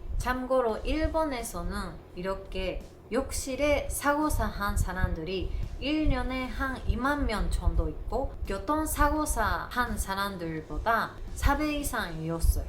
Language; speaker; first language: Korean; non-native, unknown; Japanese